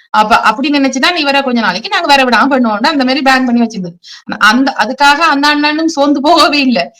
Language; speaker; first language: Tamil; early bilingual, heritage; Tamil